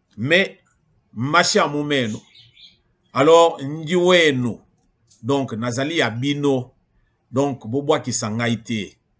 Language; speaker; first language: Lingala; native; Lingala